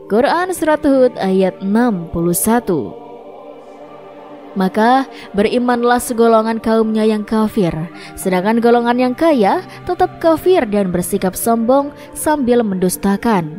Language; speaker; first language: Indonesian; native; Indonesian